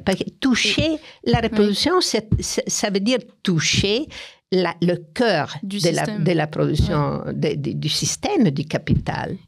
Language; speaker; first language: French; non-native, fluent; Italian